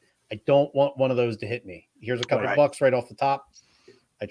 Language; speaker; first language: English; native; English